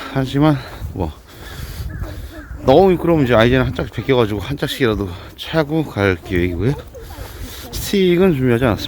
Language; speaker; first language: Korean; native; Korean